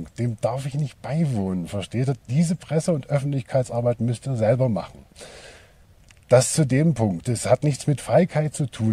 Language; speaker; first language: German; native; German